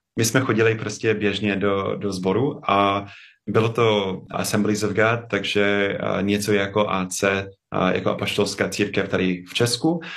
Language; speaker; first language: Czech; non-native, fluent; English